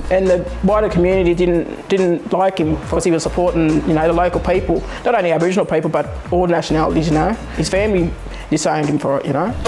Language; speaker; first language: English; native; English